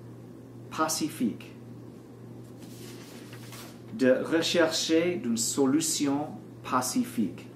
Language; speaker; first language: French; non-native, learner; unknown